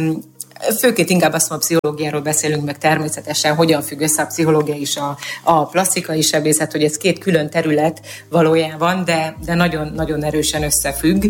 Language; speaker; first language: Hungarian; native; Hungarian